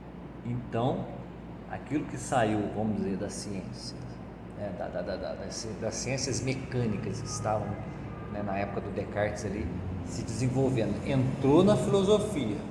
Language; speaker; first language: Portuguese; native; Portuguese